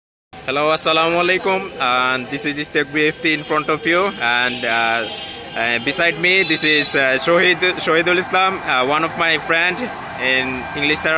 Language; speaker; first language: English; non-native, learner; Bangla